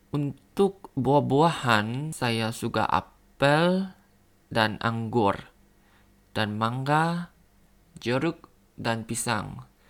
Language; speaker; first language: Indonesian; non-native, learner; Thai